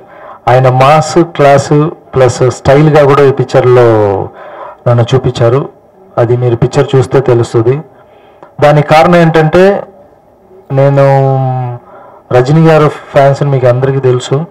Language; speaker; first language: Telugu; non-native, fluent; Tamil